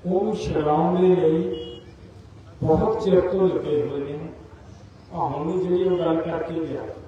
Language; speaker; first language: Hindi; non-native, local second language; Punjabi